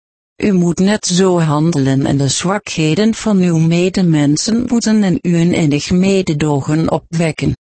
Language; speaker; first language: Dutch; native; Dutch